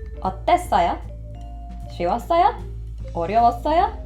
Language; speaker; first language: Korean; non-native, fluent; English